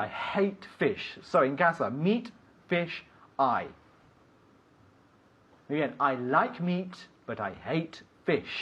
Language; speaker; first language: English; non-native, fluent; Spanish